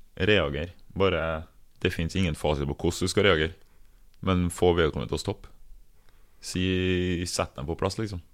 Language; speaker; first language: Norwegian; early bilingual, other home language; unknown